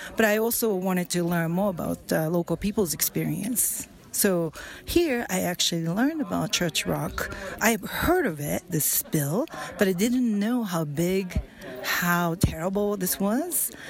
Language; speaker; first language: English; non-native, fluent; Japanese